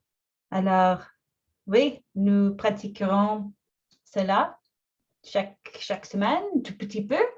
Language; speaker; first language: French; non-native, fluent; English